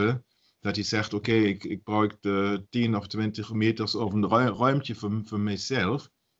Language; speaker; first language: Dutch; non-native, learner; German